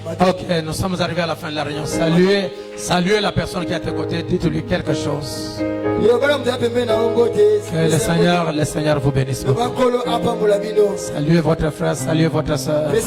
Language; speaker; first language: French; non-native, local second language; Lingala